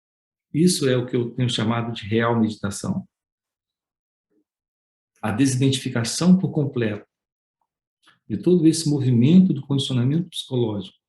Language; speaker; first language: Portuguese; native; Portuguese